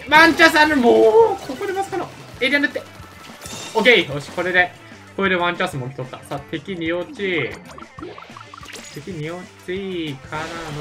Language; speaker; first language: Japanese; native; Japanese